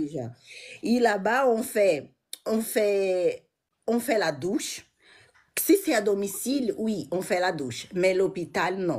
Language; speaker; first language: French; non-native, learner; Portuguese